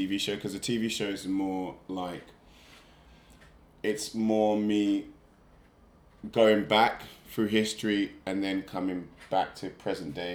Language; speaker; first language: English; native; English